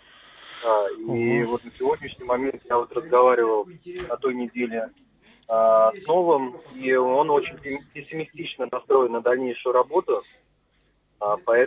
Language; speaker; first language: Russian; native; Russian